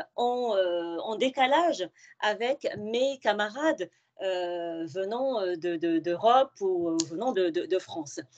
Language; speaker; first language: French; non-native, local second language; Arabic